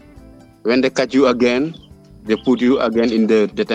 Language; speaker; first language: English; non-native, learner; Wolof